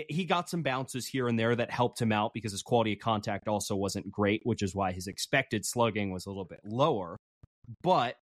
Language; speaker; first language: English; native; English